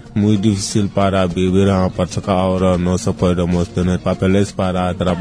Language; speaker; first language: Spanish; non-native, learner; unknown